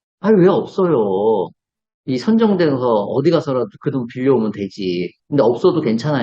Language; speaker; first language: Korean; native; Korean